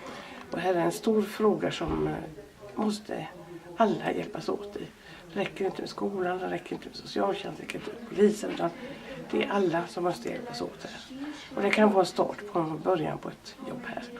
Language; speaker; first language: Swedish; native; Swedish